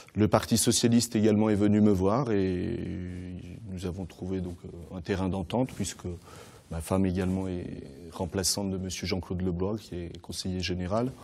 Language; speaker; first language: French; native; French